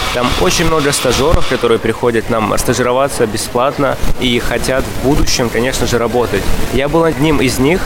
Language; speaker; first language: Russian; early bilingual, other home language; Uzbek